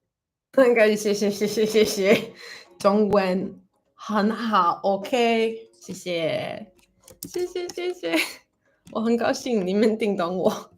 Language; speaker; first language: Chinese; non-native, learner; English